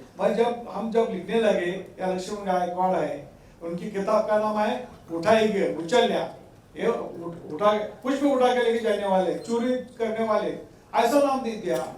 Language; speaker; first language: Hindi; non-native, local second language; Marathi